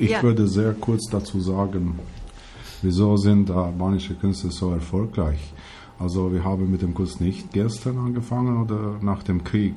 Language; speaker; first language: German; non-native, learner; Albanian